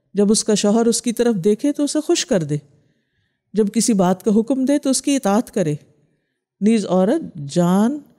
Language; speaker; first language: Urdu; native; Urdu